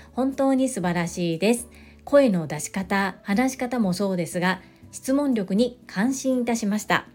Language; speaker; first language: Japanese; native; Japanese